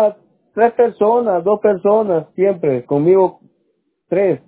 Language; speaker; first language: Spanish; native; Spanish